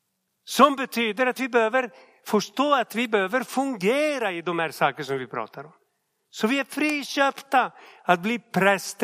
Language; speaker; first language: Swedish; non-native, fluent; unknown